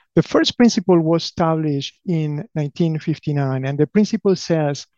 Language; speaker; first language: English; non-native, fluent; Spanish